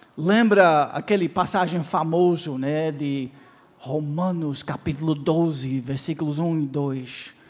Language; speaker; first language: Portuguese; non-native, fluent; English